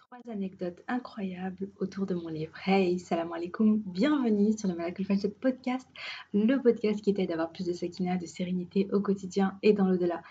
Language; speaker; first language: French; native; French